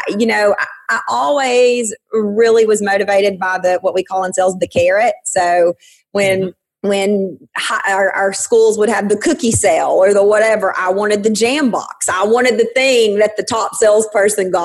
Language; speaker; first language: English; native; English